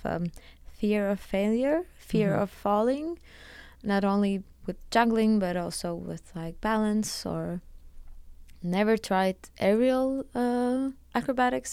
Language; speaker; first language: English; non-native, fluent; Latvian